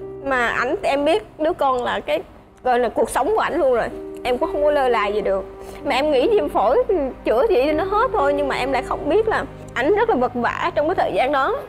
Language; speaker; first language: Vietnamese; native; Vietnamese